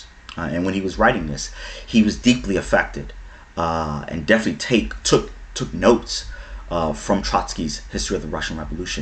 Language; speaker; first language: English; native; English